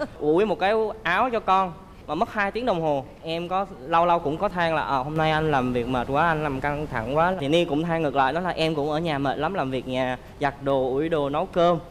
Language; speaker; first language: Vietnamese; early bilingual, other home language; Korean